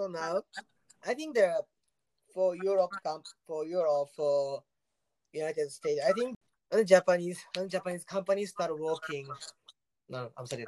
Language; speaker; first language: English; non-native, learner; Japanese